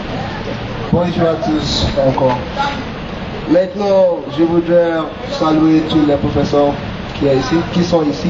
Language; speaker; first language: French; non-native, learner; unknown